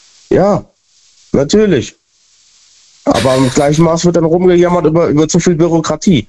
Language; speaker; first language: German; native; German